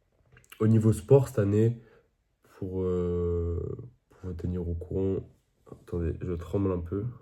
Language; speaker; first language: French; native; French